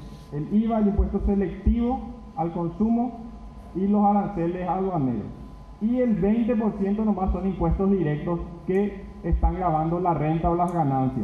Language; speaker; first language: Spanish; native; Spanish